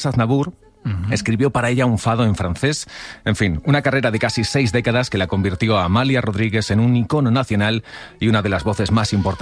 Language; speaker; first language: Spanish; native; Spanish